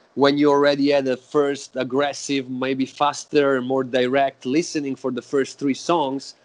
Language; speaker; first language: English; non-native, fluent; Italian